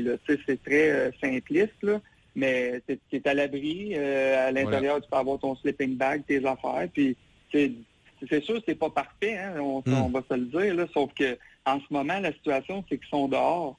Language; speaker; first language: French; native; French